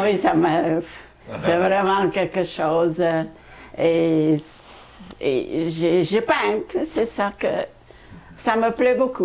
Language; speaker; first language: French; non-native, fluent; Khmer